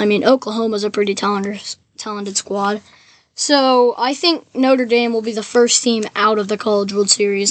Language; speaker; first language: English; native; English